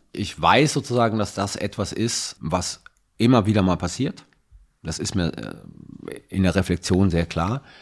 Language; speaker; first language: German; early bilingual, other home language; Italian